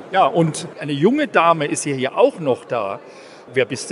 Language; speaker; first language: German; native; German